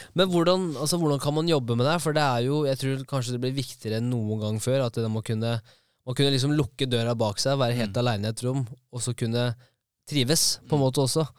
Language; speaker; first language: Norwegian; native; Norwegian